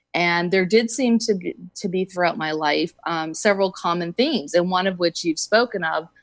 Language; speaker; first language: English; native; English